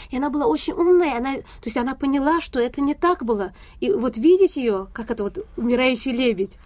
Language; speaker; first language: Russian; non-native, fluent; Pashto